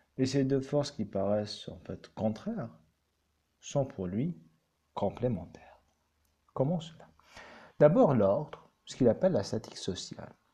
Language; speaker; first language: French; non-native, local second language; Arabic